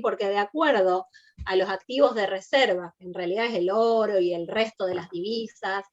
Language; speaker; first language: Spanish; native; Spanish